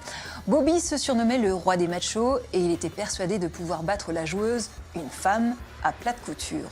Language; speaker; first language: French; native; French